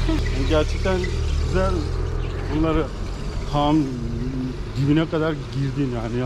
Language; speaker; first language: Turkish; non-native, learner; Persian